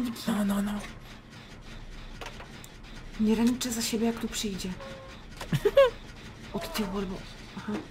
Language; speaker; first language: Polish; native; Polish